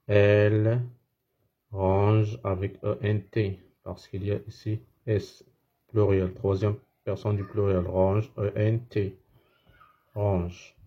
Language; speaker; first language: French; non-native, fluent; Arabic